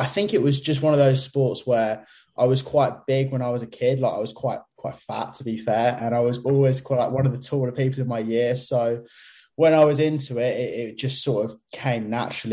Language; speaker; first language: English; native; English